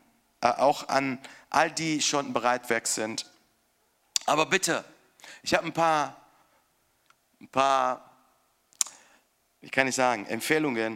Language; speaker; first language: German; non-native, fluent; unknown